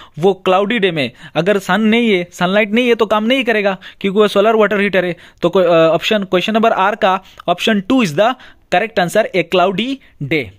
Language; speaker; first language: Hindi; non-native, local second language; Bangla